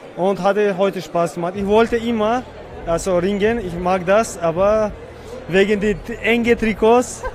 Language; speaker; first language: German; non-native, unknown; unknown